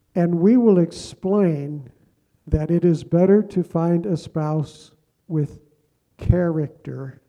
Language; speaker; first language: English; native; English